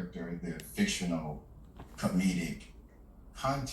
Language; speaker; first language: English; native; English